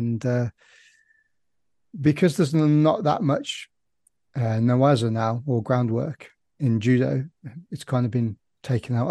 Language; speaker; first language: English; native; English